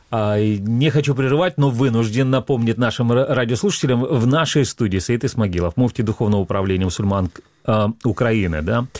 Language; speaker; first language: Russian; native; Russian